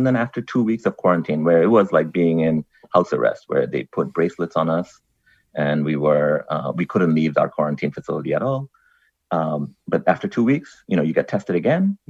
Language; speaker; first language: English; non-native, local second language; Bangla